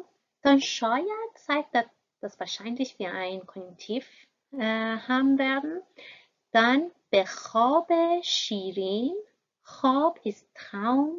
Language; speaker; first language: German; non-native, fluent; Persian